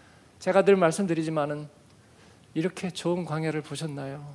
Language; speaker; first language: Korean; native; Korean